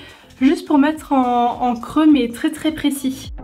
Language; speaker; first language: French; native; French